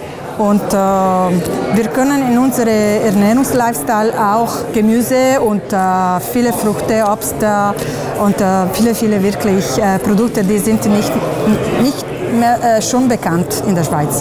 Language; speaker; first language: German; non-native, fluent; Italian